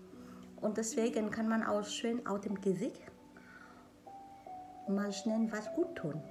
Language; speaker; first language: German; non-native, learner; Vietnamese